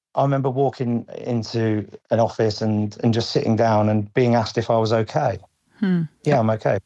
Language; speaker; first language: English; native; English